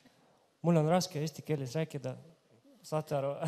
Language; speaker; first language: Estonian; non-native, local second language; Russian